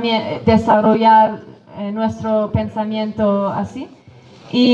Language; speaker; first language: Spanish; non-native, fluent; Kurdish